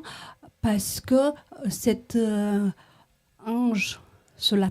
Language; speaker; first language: French; non-native, learner; Romanian